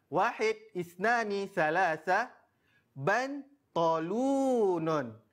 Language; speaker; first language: Arabic; non-native, fluent; Malay